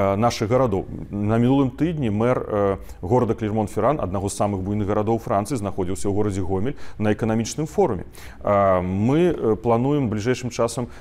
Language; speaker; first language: Belarusian; non-native, local second language; Russian